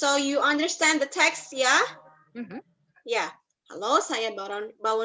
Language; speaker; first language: English; non-native, fluent; Indonesian